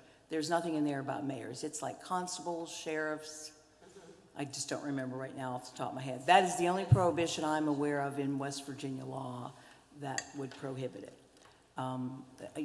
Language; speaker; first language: English; native; English